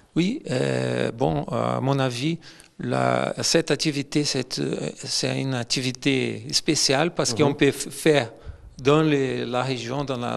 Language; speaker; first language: French; non-native, fluent; Portuguese